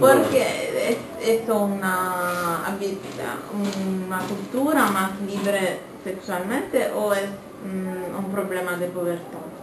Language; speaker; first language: Spanish; non-native, learner; Italian